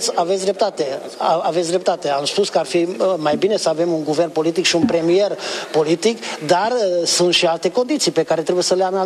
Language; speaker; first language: Romanian; non-native, local second language; Hungarian